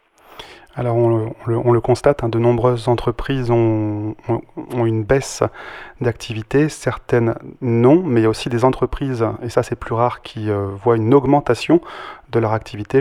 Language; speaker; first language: French; native; French